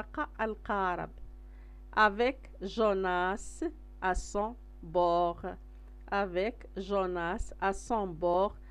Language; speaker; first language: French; non-native, local second language; Arabic